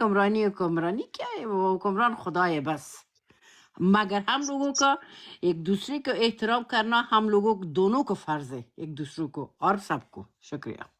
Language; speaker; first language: Hindi; non-native, learner; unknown